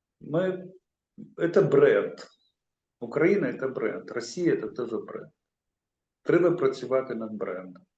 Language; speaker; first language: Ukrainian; non-native, local second language; Russian